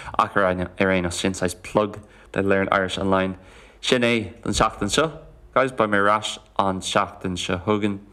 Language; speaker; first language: Irish; non-native, local second language; English